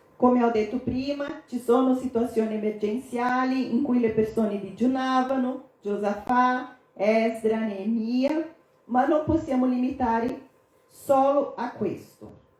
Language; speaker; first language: Italian; non-native, fluent; Portuguese